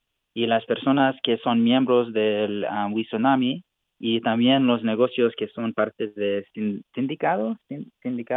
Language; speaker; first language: Spanish; non-native, fluent; English